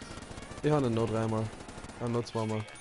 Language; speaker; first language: German; native; German